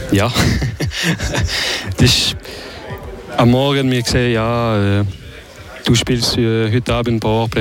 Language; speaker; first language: German; non-native, learner; French